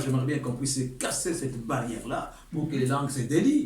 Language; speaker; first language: French; native; French